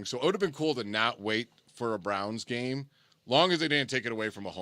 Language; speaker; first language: English; native; English